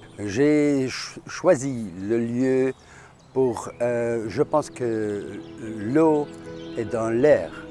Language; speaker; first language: French; non-native, fluent; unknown